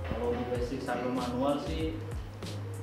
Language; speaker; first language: Indonesian; non-native, local second language; Javanese